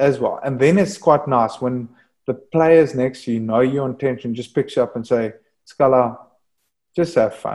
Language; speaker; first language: English; non-native, local second language; Afrikaans